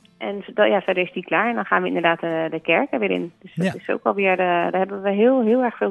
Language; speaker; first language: Dutch; native; Dutch